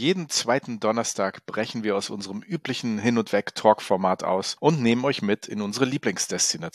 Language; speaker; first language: German; native; German